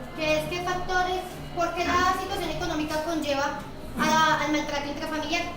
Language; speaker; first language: Spanish; native; Spanish